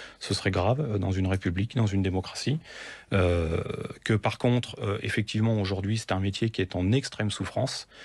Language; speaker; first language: French; native; French